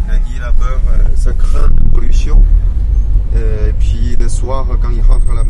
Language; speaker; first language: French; non-native, fluent; Chinese